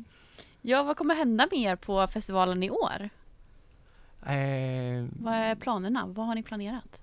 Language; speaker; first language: Swedish; native; Swedish